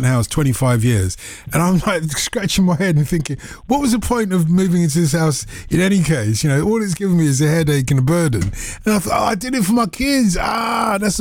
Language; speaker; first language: English; non-native, local second language; Yoruba